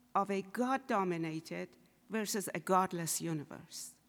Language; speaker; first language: English; non-native, fluent; Persian